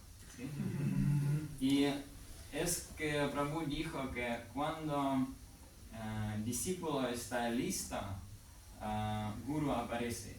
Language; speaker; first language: Spanish; non-native, learner; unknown